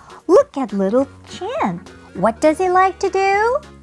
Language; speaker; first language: English; non-native, fluent; Korean